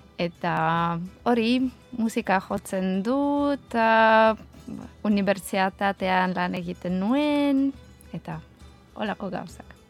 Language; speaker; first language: Basque; non-native, learner; Ukrainian